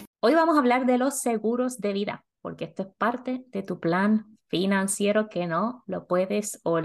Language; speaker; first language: Spanish; native; Spanish